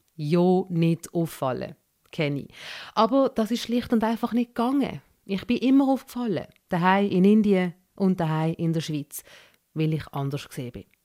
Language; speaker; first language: German; early bilingual, other home language; Malayalam